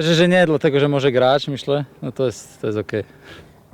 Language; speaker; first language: Polish; non-native, learner; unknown